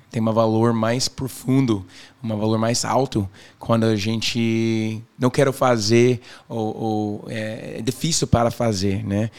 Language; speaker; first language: Portuguese; non-native, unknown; English